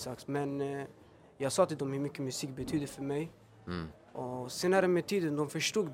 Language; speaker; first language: Swedish; early bilingual, other home language; Albanian